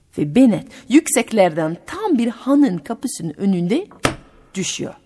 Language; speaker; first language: Turkish; non-native, fluent; French